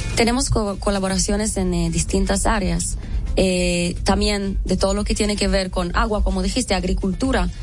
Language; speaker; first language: Spanish; non-native, fluent; Hebrew